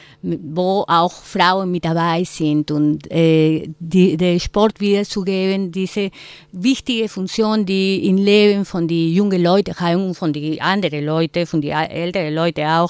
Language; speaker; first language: German; non-native, fluent; Spanish